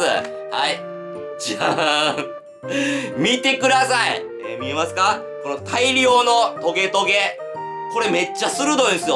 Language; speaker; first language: Japanese; native; Japanese